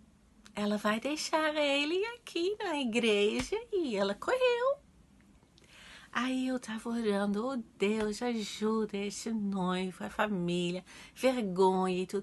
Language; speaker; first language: Portuguese; non-native, fluent; Dutch